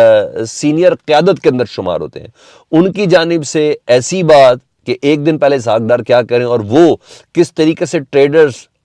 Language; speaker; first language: Urdu; native; Urdu